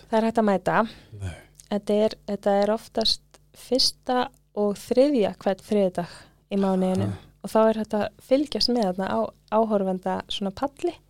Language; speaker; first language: Icelandic; early bilingual, other home language; English